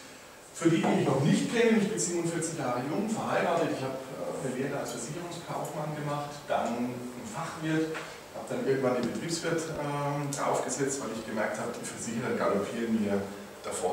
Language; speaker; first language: German; native; German